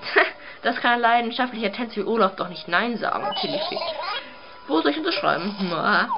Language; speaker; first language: German; native; German